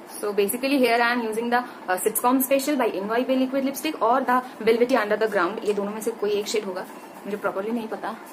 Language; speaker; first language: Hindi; non-native, local second language; Bangla